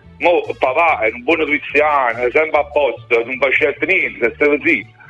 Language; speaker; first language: Italian; native; Italian